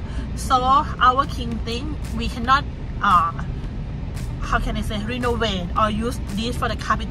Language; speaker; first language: English; non-native, learner; Thai